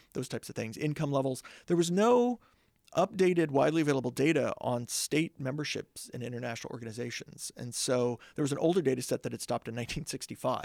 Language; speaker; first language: English; native; English